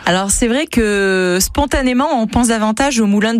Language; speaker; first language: French; native; French